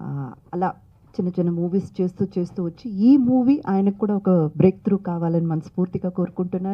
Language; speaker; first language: Telugu; native; Telugu